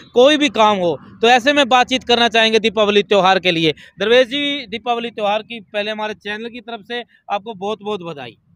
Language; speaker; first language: Hindi; native; Hindi